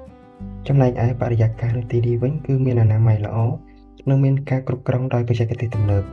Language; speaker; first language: Khmer; native; Khmer